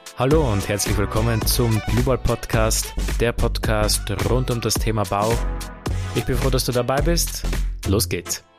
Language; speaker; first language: German; native; German